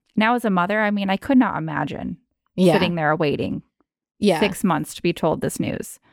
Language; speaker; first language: English; native; English